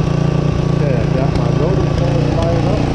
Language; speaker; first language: English; native; English